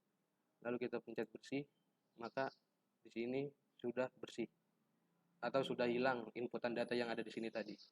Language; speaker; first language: Indonesian; native; Indonesian